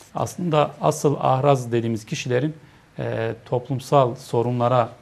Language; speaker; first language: Turkish; native; Turkish